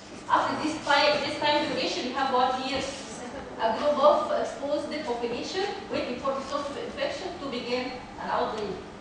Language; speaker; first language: English; non-native, fluent; Arabic